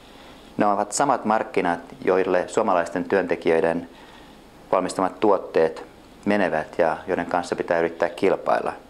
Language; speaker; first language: Finnish; native; Finnish